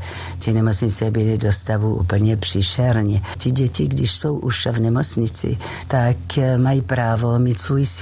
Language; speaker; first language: Czech; non-native, fluent; French